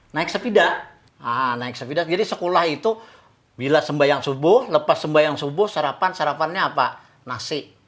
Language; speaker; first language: Malay; non-native, local second language; Banjar